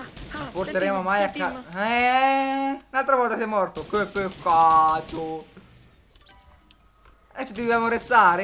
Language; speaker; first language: Italian; native; Italian